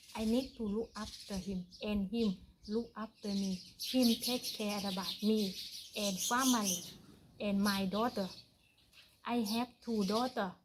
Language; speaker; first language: English; non-native, learner; Thai